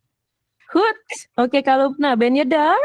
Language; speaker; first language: Dutch; non-native, fluent; Indonesian